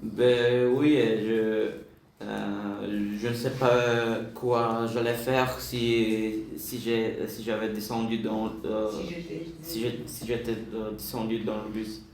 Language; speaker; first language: French; non-native, learner; Bulgarian